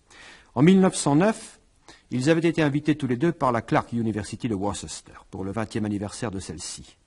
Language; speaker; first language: French; native; French